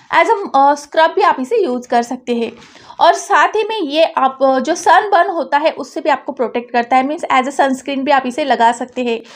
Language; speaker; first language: Hindi; native; Hindi